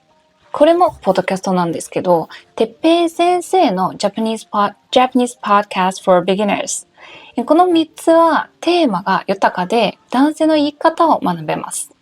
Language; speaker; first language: Japanese; non-native, fluent; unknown